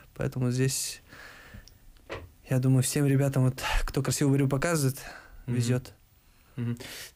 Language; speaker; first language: Russian; native; Russian